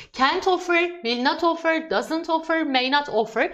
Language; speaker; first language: English; non-native, fluent; Turkish